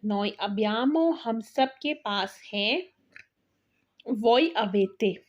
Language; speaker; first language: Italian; non-native, learner; Urdu